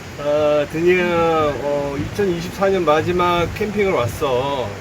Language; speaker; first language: Korean; native; Korean